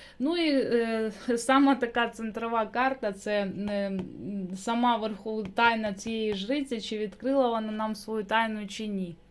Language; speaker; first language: Ukrainian; non-native, local second language; Russian